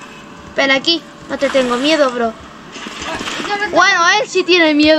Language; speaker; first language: Spanish; native; Spanish